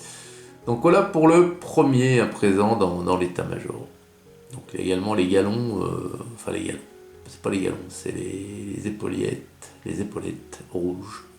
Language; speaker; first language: French; native; French